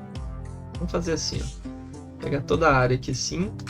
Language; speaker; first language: Portuguese; native; Portuguese